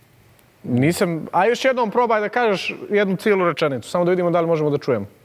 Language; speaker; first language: Serbian; native; Serbian